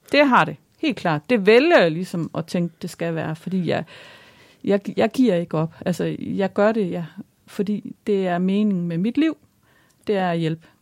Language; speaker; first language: Danish; native; Danish